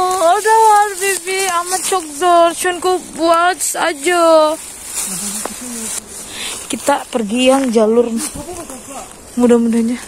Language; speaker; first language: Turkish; non-native, learner; Indonesian